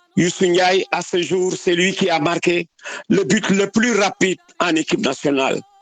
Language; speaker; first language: French; non-native, local second language; Wolof